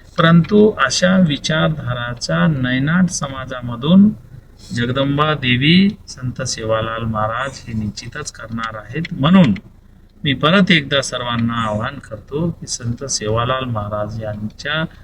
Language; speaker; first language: Marathi; non-native, local second language; Lambadi